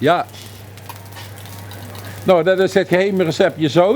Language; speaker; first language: Dutch; native; Dutch